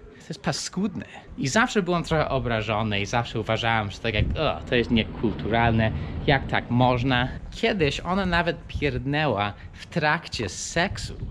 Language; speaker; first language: Polish; early bilingual, heritage; English